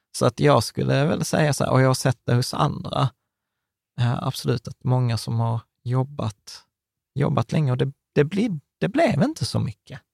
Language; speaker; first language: Swedish; early bilingual, other home language; Czech